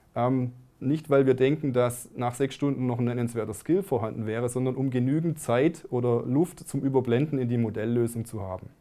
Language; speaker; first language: German; native; German